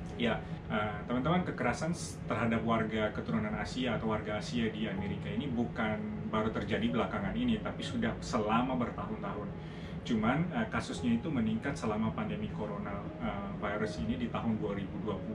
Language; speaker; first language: Indonesian; native; Indonesian